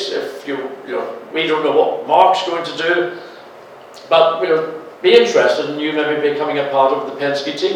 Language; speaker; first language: English; native; English